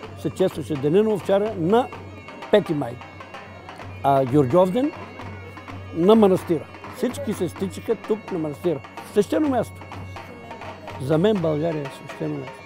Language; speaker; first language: Bulgarian; native; Bulgarian